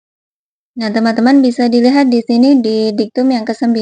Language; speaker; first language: Indonesian; native; Indonesian